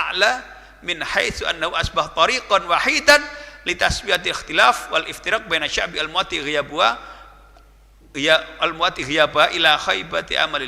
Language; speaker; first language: Arabic; non-native, fluent; Javanese